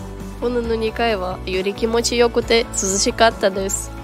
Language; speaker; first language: Japanese; non-native, fluent; Ukrainian